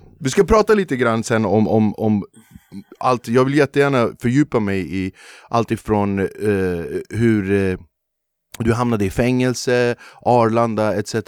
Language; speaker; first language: Swedish; early bilingual, other home language; Kurdish